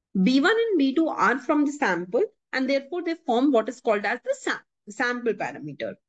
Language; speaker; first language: English; non-native, local second language; Hindi